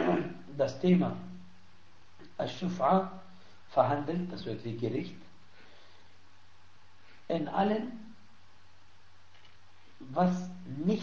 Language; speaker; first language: German; non-native, fluent; Arabic